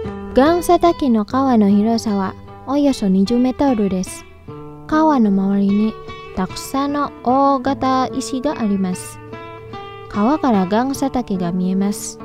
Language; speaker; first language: Japanese; non-native, fluent; Indonesian